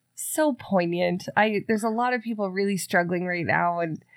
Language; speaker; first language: English; native; English